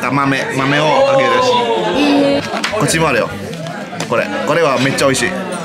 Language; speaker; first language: Japanese; non-native, fluent; Indonesian